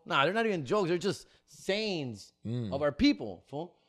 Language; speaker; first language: English; early bilingual, other home language; Spanish